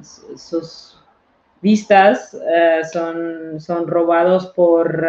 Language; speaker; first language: Spanish; non-native, fluent; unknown